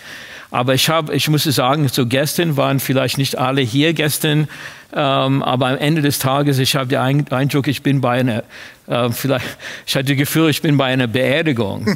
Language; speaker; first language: German; non-native, fluent; English